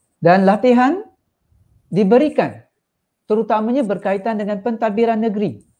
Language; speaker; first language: Malay; non-native, local second language; Tamil